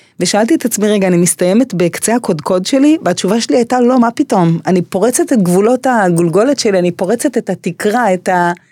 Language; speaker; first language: Hebrew; early bilingual, other home language; English